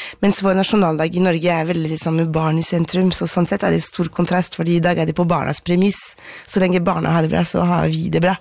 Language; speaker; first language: Norwegian; non-native, fluent; French